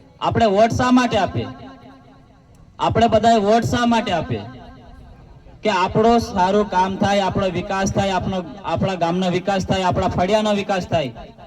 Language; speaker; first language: Gujarati; non-native, local second language; Rathawi